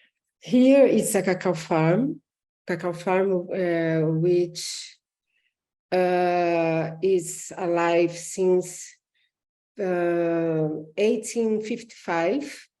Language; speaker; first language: English; non-native, learner; Portuguese